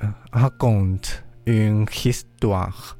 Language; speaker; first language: French; non-native, learner; English